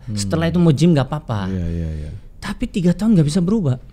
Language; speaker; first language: Indonesian; non-native, fluent; Korean